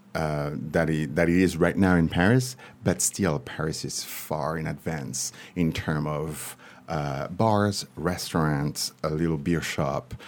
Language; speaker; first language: English; non-native, fluent; French